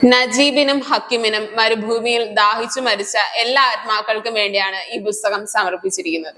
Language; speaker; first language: Malayalam; native; Malayalam